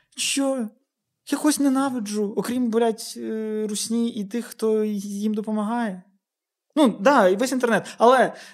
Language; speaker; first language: Ukrainian; native; Ukrainian